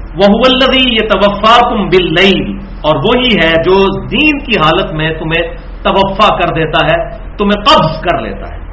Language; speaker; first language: Urdu; non-native, local second language; Punjabi